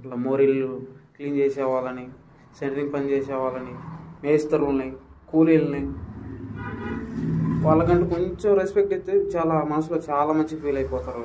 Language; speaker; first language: Telugu; native; Telugu